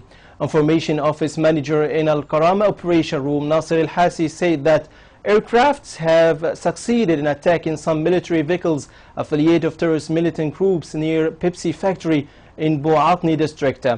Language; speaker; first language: English; non-native, local second language; Arabic